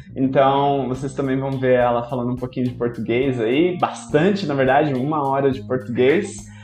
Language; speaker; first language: English; non-native, fluent; Portuguese